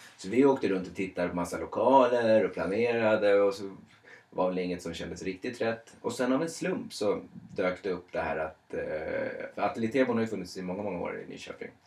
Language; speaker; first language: Swedish; native; Swedish